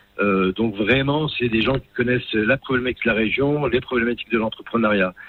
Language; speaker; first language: French; non-native, local second language; Arabic